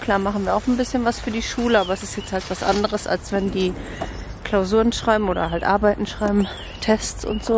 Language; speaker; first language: German; native; German